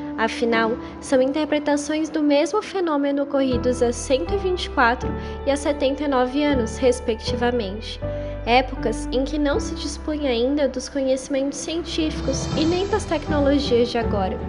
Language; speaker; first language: Portuguese; native; Portuguese